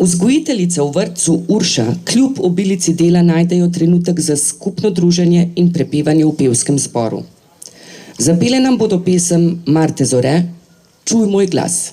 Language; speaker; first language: Slovenian; native; Slovenian